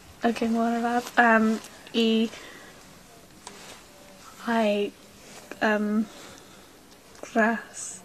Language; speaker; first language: Spanish; non-native, learner; English